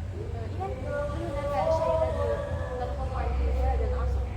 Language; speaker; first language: Arabic; non-native, learner; Indonesian